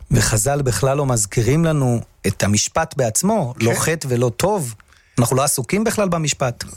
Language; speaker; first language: Hebrew; native; Hebrew